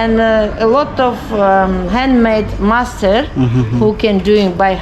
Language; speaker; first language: English; non-native, learner; Uzbek